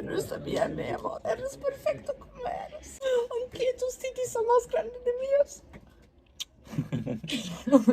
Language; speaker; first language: Spanish; non-native, learner; German